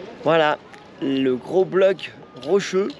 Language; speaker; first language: French; native; French